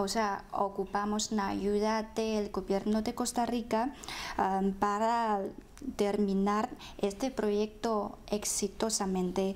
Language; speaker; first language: Spanish; non-native, fluent; Chinese